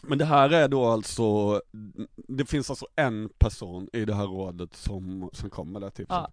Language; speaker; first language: Swedish; native; Swedish